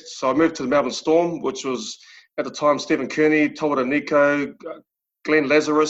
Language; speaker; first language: English; native; English